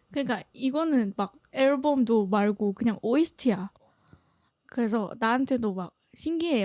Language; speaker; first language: Korean; non-native, fluent; Thai